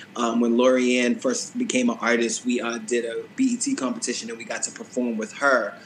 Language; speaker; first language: English; native; English